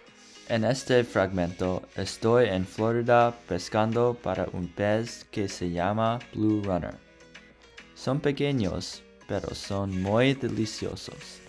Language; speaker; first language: Spanish; non-native, learner; English